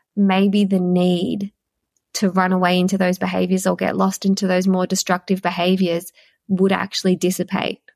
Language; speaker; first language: English; native; English